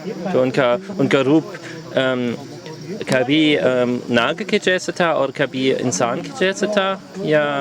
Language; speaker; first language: Hindi; non-native, learner; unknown